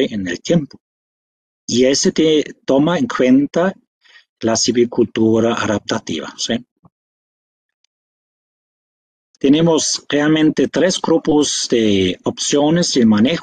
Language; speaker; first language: Spanish; non-native, fluent; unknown